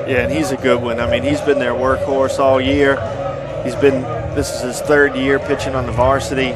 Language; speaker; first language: English; native; English